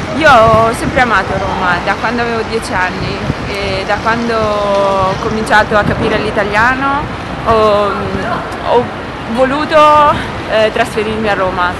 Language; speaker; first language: Italian; non-native, fluent; Romanian